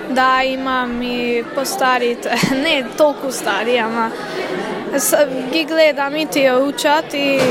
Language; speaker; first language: Macedonian; early bilingual, heritage; Macedonian